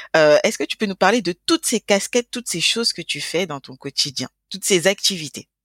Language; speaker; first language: French; native; French